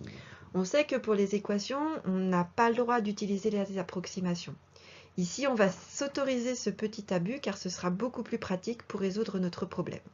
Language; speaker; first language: French; native; French